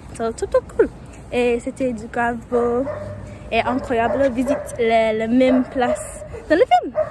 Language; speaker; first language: French; non-native, learner; English